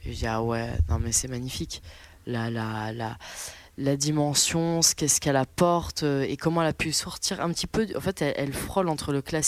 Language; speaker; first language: French; native; French